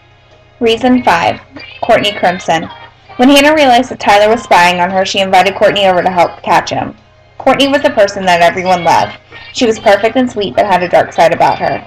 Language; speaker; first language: English; native; English